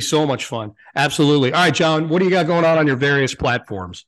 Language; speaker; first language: English; native; English